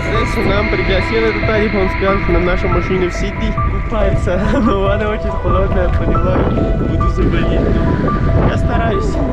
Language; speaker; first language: Russian; non-native, learner; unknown